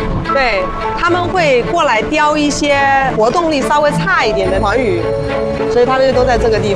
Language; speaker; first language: Chinese; native; Chinese